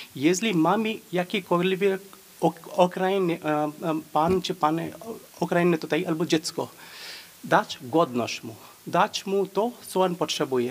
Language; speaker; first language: Polish; non-native, learner; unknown